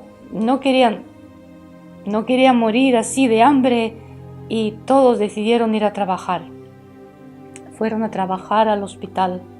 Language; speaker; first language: Spanish; early bilingual, heritage; Spanish